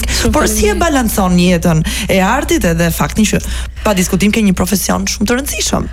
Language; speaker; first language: Albanian; native; Albanian